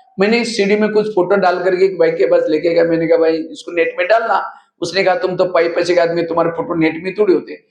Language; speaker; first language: Hindi; non-native, local second language; Marathi